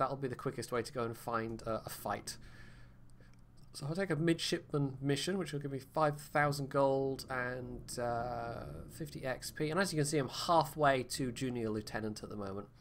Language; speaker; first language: English; native; English